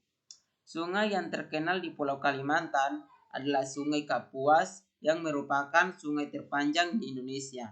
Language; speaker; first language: Indonesian; native; Indonesian